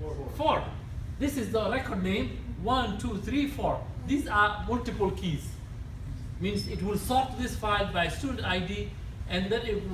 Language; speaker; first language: English; non-native, fluent; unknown